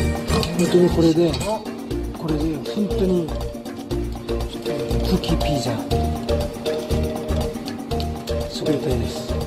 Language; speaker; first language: Japanese; non-native, fluent; Korean